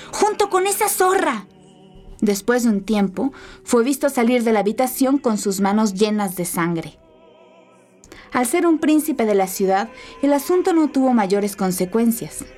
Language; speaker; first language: Spanish; native; Spanish